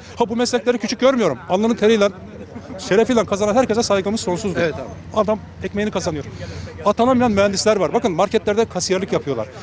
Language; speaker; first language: Turkish; native; Turkish